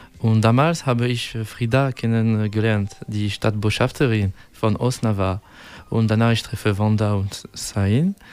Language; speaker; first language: German; non-native, fluent; French